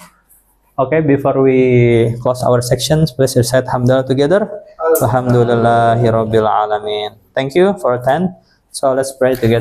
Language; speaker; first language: English; non-native, fluent; Indonesian